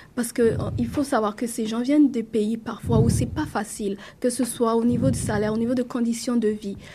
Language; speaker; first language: French; non-native, local second language; Mossi